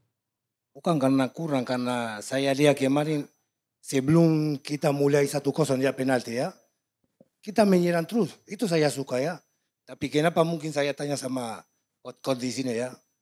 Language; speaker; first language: Indonesian; non-native, fluent; Spanish